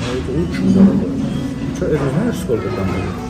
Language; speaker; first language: Russian; non-native, local second language; Armenian